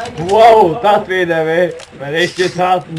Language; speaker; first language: Swedish; non-native, learner; Faroese